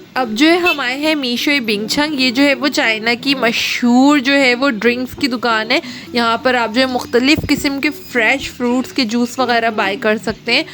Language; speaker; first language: Urdu; native; Urdu